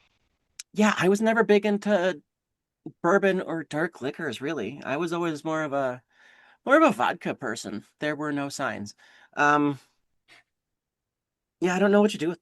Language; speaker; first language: English; native; English